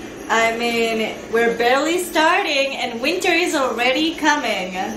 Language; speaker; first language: English; non-native, fluent; Spanish